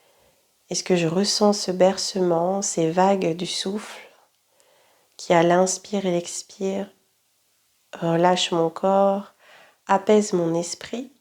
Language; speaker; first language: French; native; French